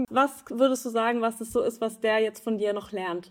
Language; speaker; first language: German; native; German